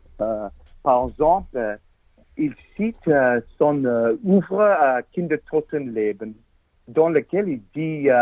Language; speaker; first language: French; non-native, learner; English